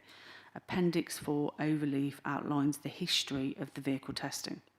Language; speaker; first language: English; native; English